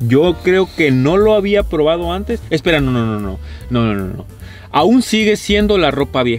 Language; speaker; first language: Spanish; native; Spanish